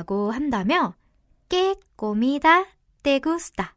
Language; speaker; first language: Spanish; non-native, fluent; Korean